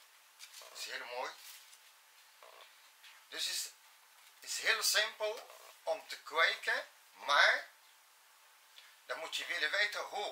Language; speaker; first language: Dutch; non-native, fluent; Arabic